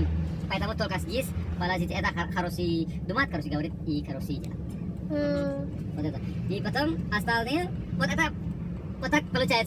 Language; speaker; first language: Russian; non-native, learner; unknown